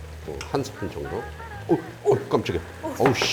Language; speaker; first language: Korean; native; Korean